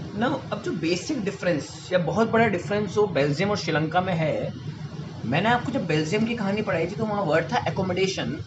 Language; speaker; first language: Hindi; native; Hindi